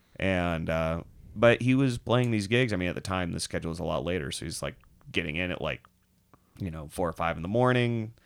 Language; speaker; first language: English; native; English